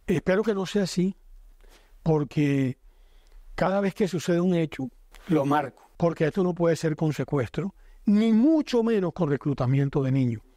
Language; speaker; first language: Spanish; native; Spanish